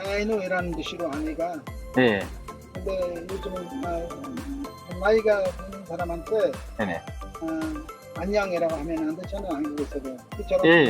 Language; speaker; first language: Korean; non-native, learner; Mongolian